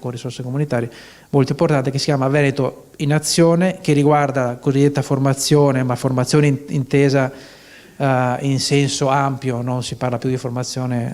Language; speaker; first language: Italian; native; Italian